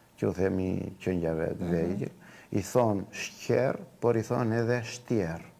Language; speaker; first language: Albanian; native; Albanian